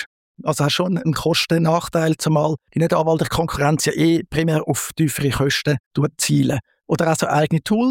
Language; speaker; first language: German; native; German